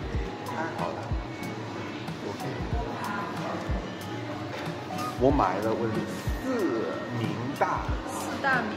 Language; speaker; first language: Chinese; non-native, fluent; English